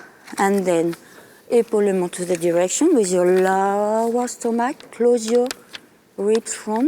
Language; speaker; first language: English; non-native, fluent; French